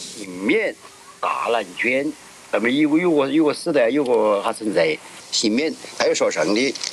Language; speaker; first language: Chinese; native; Chinese